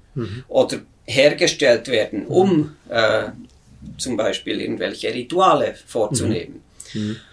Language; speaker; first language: German; native; German